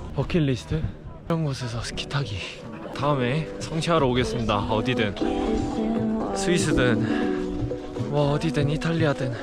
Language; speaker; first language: Korean; native; Korean